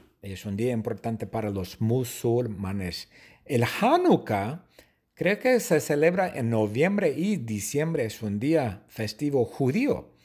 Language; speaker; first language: Spanish; non-native, fluent; English